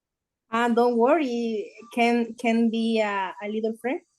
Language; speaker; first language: English; non-native, learner; Spanish